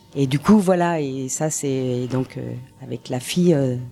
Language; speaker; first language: French; native; French